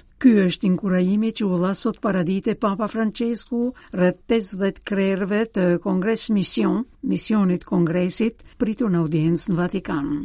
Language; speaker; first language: Albanian; native; Albanian